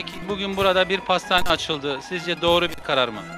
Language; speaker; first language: Turkish; native; Turkish